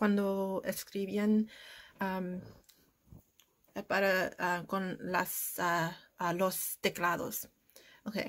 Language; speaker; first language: Spanish; non-native, learner; English